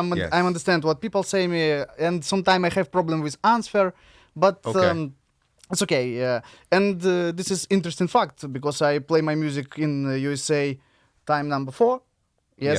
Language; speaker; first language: English; non-native, learner; Russian